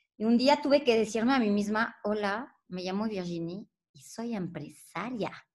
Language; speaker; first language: Spanish; non-native, fluent; French